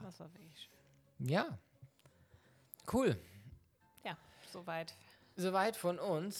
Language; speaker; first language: German; native; German